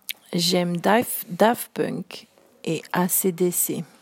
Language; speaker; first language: French; non-native, learner; English